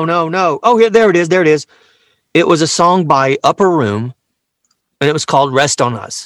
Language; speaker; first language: English; native; English